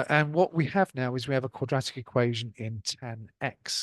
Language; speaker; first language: English; native; English